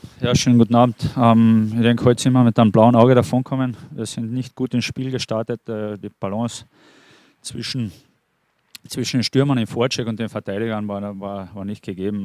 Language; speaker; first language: German; native; German